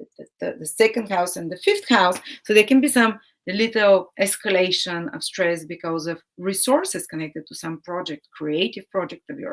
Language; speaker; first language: English; non-native, fluent; Bulgarian